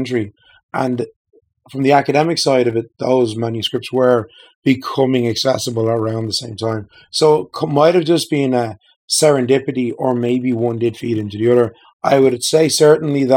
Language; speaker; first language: English; native; English